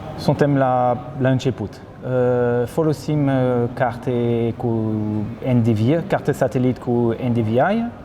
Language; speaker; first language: Romanian; non-native, fluent; French